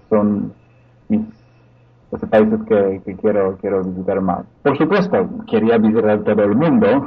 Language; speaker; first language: Spanish; non-native, fluent; Polish